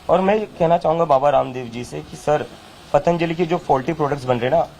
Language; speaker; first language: Hindi; non-native, local second language; Marathi